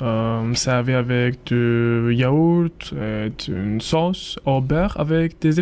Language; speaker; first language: French; non-native, learner; Turkish